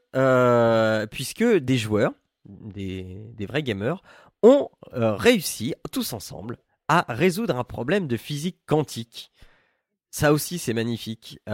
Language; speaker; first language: French; native; French